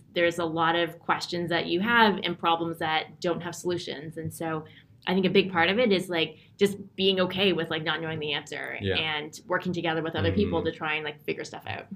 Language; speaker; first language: English; native; English